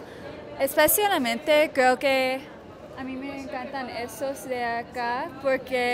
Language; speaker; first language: Spanish; non-native, fluent; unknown